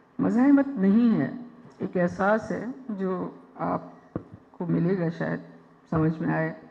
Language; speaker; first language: Urdu; non-native, local second language; Sindhi